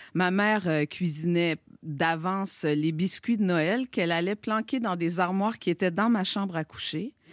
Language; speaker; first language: French; native; French